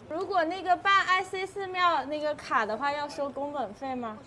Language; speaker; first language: Chinese; native; Chinese